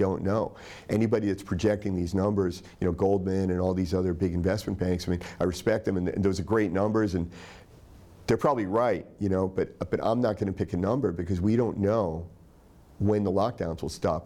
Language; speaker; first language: English; native; English